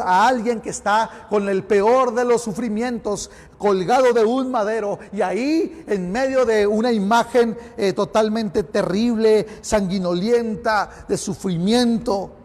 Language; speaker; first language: Spanish; native; Spanish